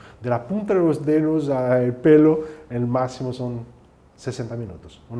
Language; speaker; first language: Spanish; non-native, fluent; Portuguese